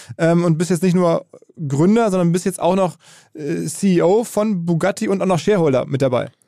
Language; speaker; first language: German; native; German